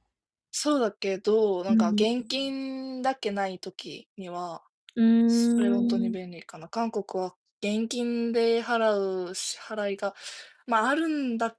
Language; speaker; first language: Japanese; non-native, fluent; Korean